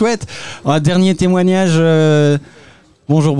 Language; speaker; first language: French; native; French